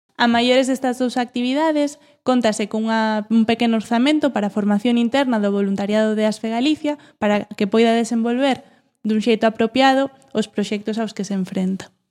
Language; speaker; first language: Galician; non-native, local second language; Spanish